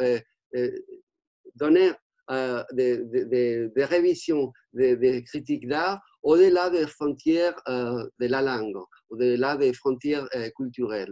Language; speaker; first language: French; non-native, fluent; Spanish